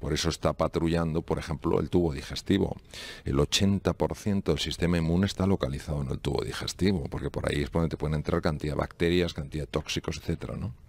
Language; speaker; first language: Spanish; native; Spanish